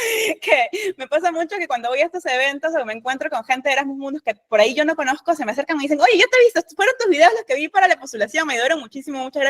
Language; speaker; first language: Spanish; native; Spanish